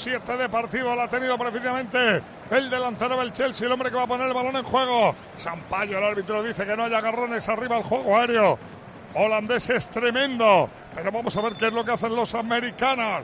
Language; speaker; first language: Spanish; native; Spanish